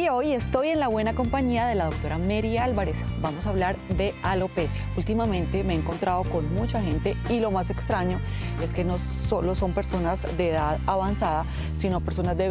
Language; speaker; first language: Spanish; native; Spanish